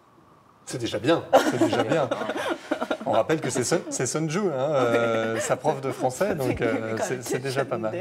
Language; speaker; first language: French; native; French